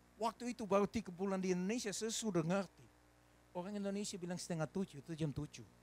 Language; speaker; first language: Indonesian; non-native, fluent; English